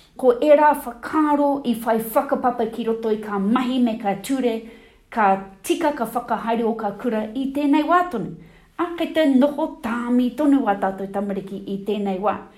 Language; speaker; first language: Māori; non-native, local second language; English